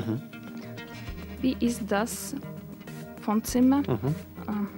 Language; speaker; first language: German; non-native, learner; Russian